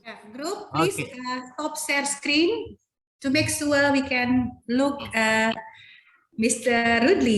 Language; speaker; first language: English; non-native, fluent; Indonesian